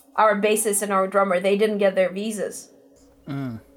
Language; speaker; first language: English; non-native, fluent; Russian